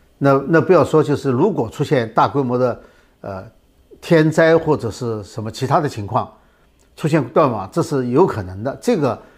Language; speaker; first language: Chinese; native; Chinese